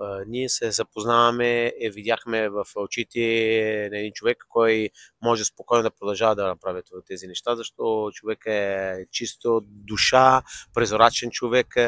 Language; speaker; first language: Bulgarian; non-native, fluent; Italian